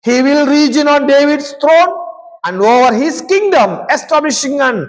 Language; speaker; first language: English; non-native, local second language; Telugu